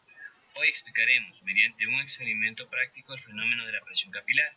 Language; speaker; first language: Spanish; native; Spanish